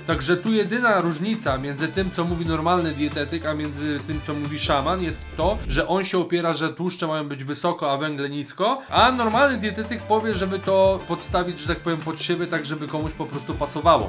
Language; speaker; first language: Polish; native; Polish